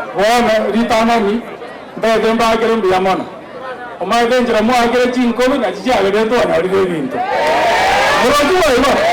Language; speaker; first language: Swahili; non-native, local second language; Gusii